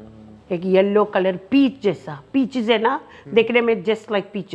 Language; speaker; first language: Hindi; non-native, local second language; Malayalam